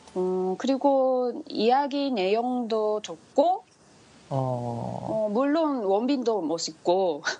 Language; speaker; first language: Korean; non-native, learner; Japanese